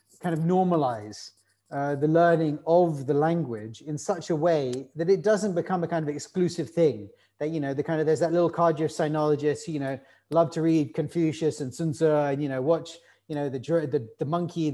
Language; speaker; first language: English; native; English